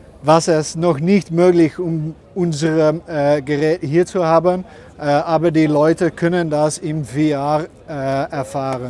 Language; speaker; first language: German; non-native, learner; Dutch